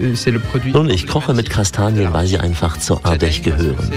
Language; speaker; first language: German; native; German